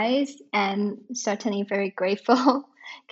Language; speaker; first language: English; non-native, local second language; Cantonese